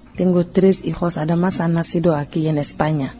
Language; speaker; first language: Spanish; non-native, learner; Wolof